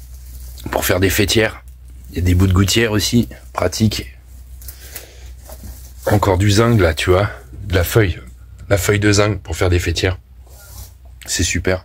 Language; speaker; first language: French; native; French